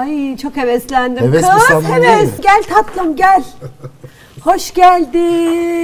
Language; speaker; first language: Turkish; native; Turkish